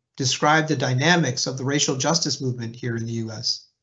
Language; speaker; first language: English; native; English